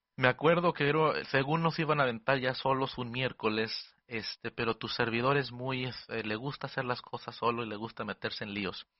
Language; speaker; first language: Spanish; early bilingual, heritage; Spanish